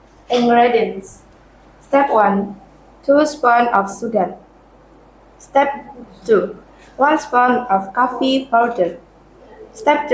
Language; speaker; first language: English; non-native, learner; Indonesian